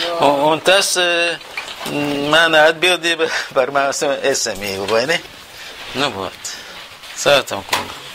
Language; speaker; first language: Latvian; non-native, local second language; Russian